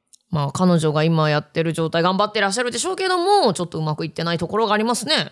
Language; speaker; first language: Japanese; native; Japanese